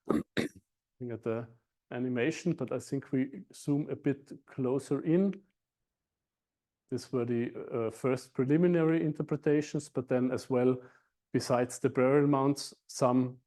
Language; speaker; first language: English; non-native, fluent; German